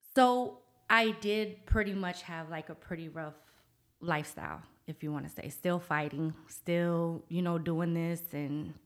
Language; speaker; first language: English; native; English